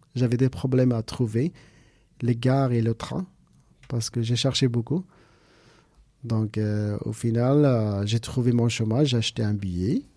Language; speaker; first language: French; non-native, fluent; Persian